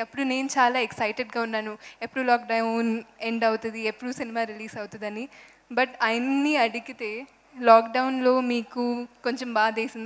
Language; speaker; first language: Telugu; non-native, fluent; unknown